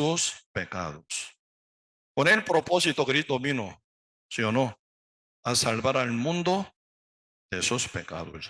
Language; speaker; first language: Spanish; non-native, learner; Korean